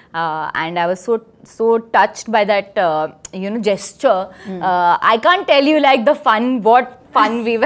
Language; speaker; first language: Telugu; non-native, learner; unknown